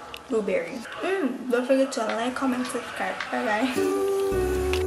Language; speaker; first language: English; non-native, fluent; Indonesian